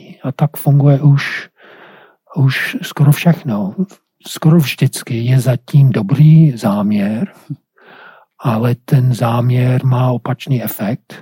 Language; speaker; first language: Czech; non-native, fluent; English